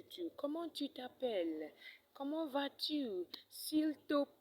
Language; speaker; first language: French; non-native, fluent; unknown